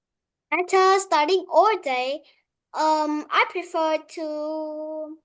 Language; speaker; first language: English; non-native, learner; Vietnamese